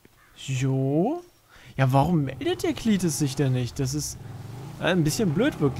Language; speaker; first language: German; native; German